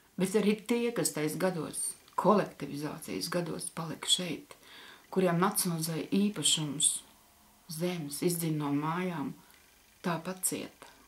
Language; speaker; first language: Latvian; native; Latvian